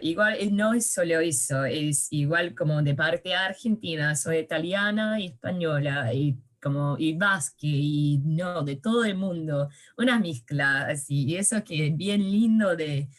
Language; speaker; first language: Spanish; early bilingual, heritage; Spanish